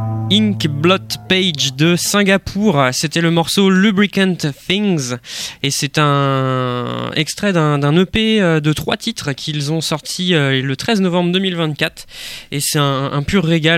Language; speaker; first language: French; native; French